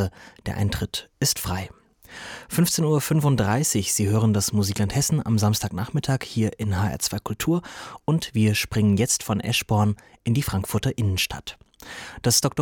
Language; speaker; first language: German; native; German